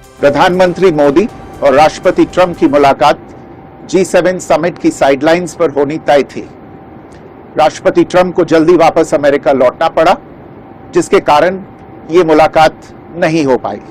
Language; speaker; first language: Hindi; native; Hindi